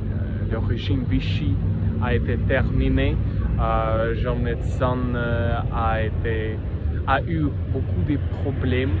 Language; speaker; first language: French; non-native, learner; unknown